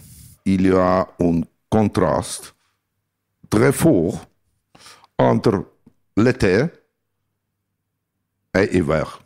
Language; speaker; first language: French; non-native, learner; Russian